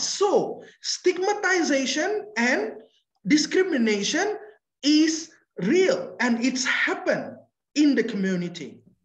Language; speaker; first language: English; non-native, local second language; Malay